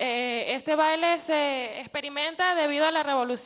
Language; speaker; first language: Spanish; native; Spanish